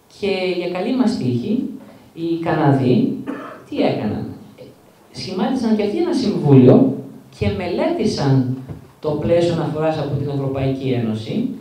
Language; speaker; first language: Greek; early bilingual, heritage; Greek